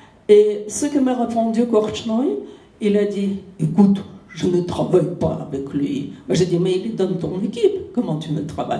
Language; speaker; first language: French; non-native, fluent; Russian